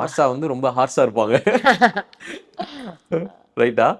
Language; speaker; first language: Tamil; native; Tamil